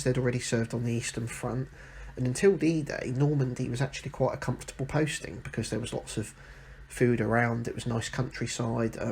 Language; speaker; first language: English; native; English